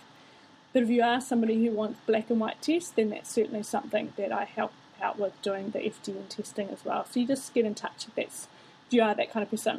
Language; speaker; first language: English; native; English